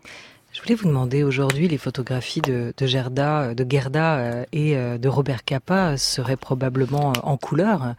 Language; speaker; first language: French; native; French